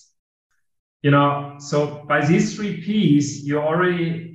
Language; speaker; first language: English; non-native, fluent; German